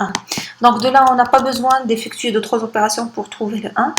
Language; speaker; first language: French; non-native, local second language; Arabic